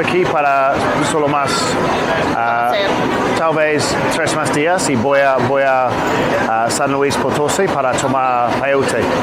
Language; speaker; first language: Spanish; non-native, learner; English